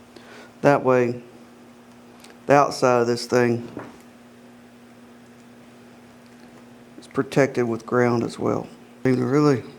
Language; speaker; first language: English; native; English